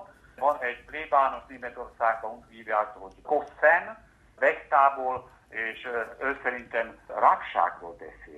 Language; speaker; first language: Hungarian; early bilingual, heritage; Hungarian